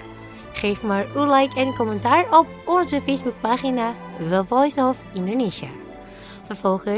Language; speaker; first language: Dutch; non-native, learner; Indonesian